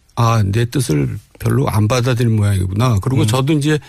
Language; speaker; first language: Korean; native; Korean